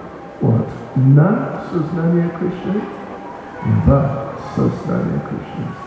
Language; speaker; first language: Russian; non-native, learner; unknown